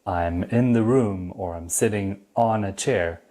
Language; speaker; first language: English; non-native, fluent; Dutch